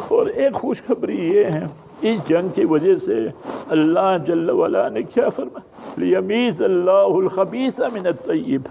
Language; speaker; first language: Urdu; early bilingual, heritage; English